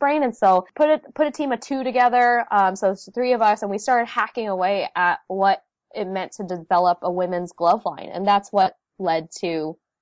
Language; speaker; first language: English; early bilingual, other home language; Vietnamese